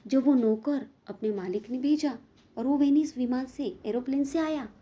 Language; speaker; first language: Hindi; non-native, local second language; Marathi